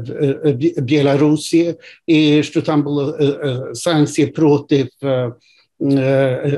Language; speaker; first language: Russian; non-native, fluent; Swedish